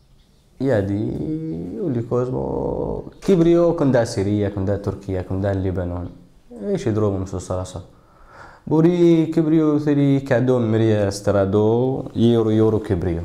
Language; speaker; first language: Greek; non-native, learner; Arabic